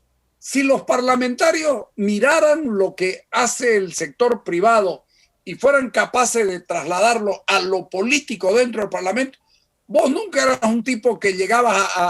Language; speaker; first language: Spanish; native; Spanish